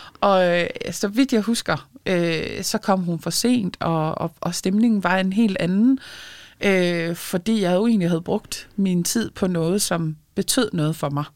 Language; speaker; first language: Danish; early bilingual, other home language; Lithuanian